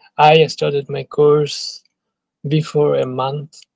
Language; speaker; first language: English; non-native, learner; Bangla